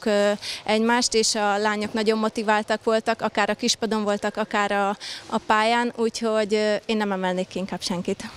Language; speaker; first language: Hungarian; native; Hungarian